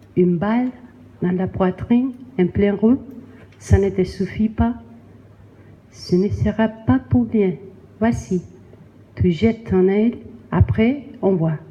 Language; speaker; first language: French; non-native, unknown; Spanish